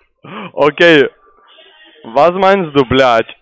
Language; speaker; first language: German; non-native, learner; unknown